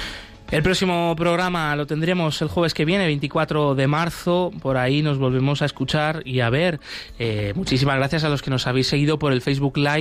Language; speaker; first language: Spanish; native; Spanish